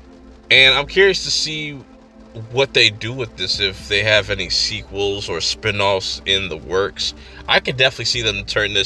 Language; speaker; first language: English; native; English